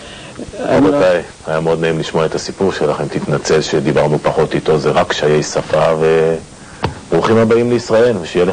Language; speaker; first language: Hebrew; native; Hebrew